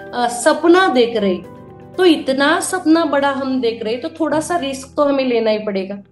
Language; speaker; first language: Hindi; native; Hindi